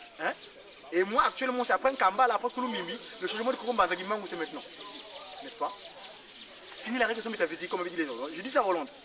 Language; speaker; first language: French; non-native, local second language; Kongo